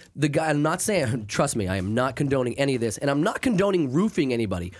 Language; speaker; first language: English; native; English